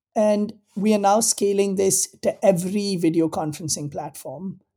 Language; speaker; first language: English; non-native, local second language; Hindi